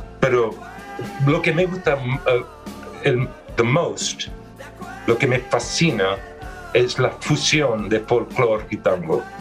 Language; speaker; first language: Spanish; early bilingual, other home language; English